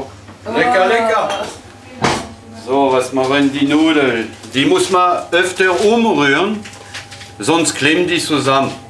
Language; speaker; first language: German; non-native, fluent; French